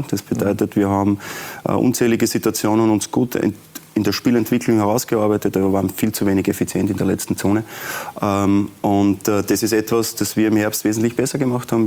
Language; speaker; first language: German; native; German